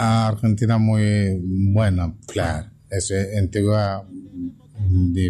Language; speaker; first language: Spanish; non-native, learner; Bangla